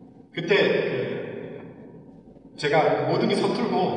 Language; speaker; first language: Korean; native; Korean